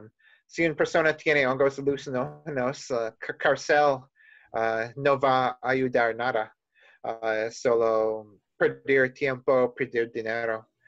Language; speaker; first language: Spanish; non-native, learner; English